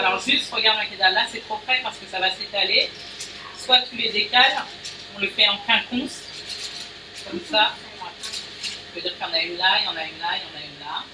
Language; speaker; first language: French; native; French